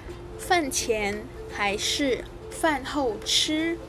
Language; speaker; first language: Chinese; non-native, fluent; Indonesian